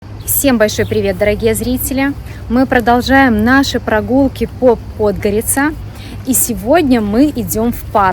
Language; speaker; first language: Russian; native; Russian